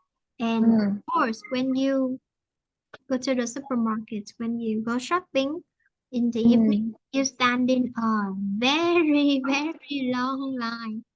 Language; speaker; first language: English; non-native, fluent; Vietnamese